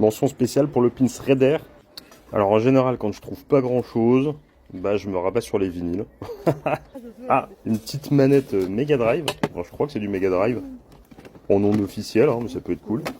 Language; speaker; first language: French; native; French